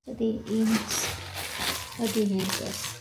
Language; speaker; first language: Danish; non-native, learner; Filipino